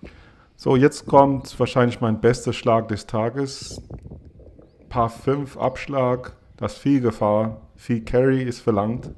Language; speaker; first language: German; non-native, fluent; English